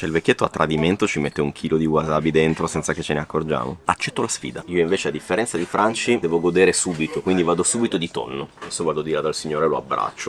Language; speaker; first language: Italian; native; Italian